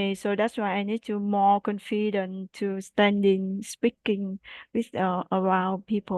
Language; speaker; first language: English; non-native, learner; Vietnamese